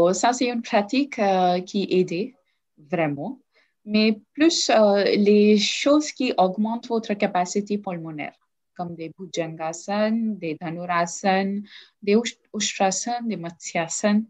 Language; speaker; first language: French; non-native, learner; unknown